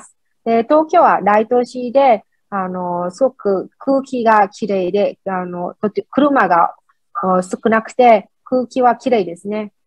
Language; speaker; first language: Japanese; non-native, fluent; Vietnamese